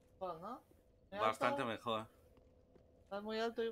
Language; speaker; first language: Spanish; native; Spanish